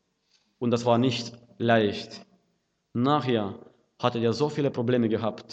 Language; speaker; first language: German; non-native, fluent; Russian